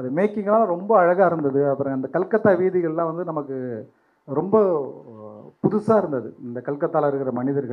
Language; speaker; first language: Tamil; native; Tamil